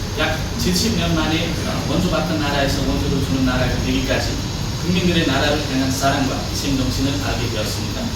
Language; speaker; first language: Korean; non-native, fluent; Nepali